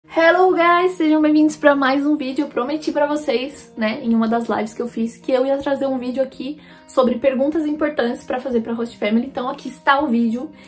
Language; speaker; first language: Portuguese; native; Portuguese